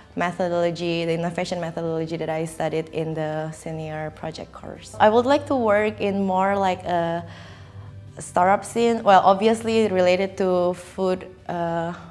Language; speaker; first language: English; non-native, fluent; Indonesian